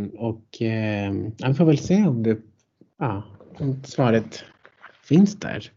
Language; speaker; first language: Swedish; non-native, fluent; Greek